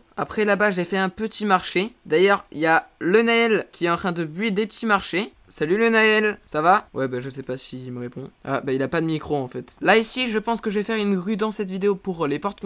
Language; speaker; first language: French; native; French